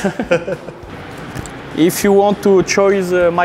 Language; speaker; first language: English; non-native, learner; French